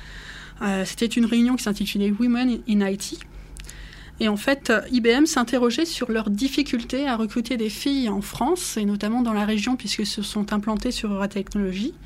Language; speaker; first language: French; native; French